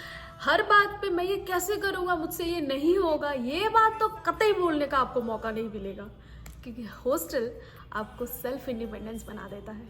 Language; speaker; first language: Hindi; native; Hindi